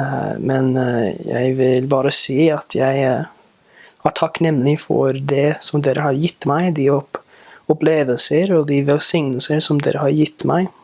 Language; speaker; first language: Norwegian; non-native, learner; English